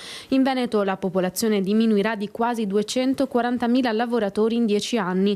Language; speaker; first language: Italian; native; Italian